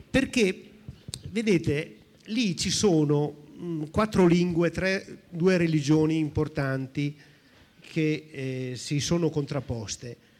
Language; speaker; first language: Italian; native; Italian